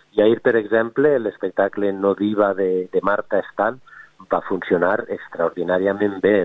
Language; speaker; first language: Catalan; native; Catalan